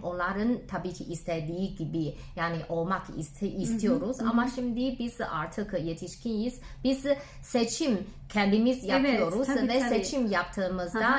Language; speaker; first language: Turkish; non-native, learner; Chinese